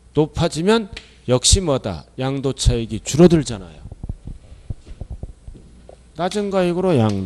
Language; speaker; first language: Korean; native; Korean